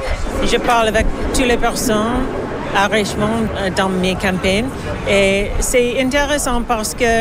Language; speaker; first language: French; non-native, learner; English